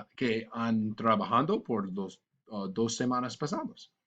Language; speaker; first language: Spanish; non-native, learner; English